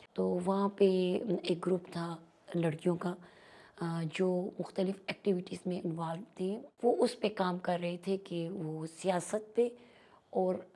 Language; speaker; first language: Urdu; non-native, local second language; Pashto